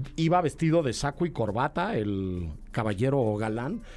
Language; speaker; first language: Spanish; native; Spanish